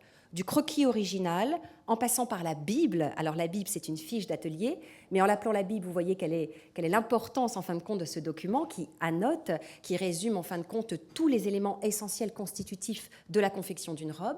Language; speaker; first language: French; native; French